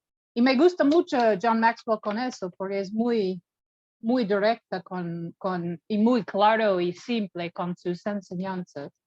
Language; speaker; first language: Spanish; non-native, learner; English